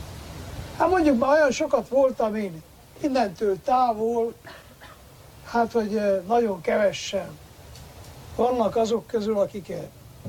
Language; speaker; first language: Hungarian; native; Hungarian